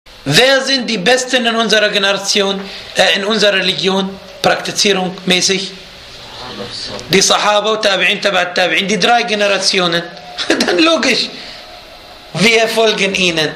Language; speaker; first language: German; non-native, fluent; Arabic